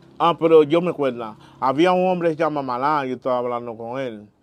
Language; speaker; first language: Spanish; non-native, learner; Haitian Creole